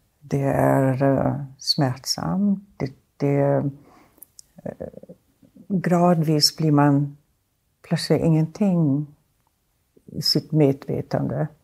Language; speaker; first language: Swedish; non-native, fluent; German